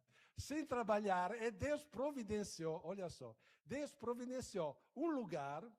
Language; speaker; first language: Portuguese; non-native, fluent; Italian